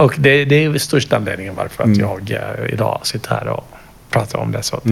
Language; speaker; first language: Swedish; non-native, fluent; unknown